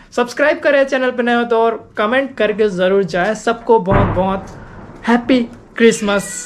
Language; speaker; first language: Hindi; native; Hindi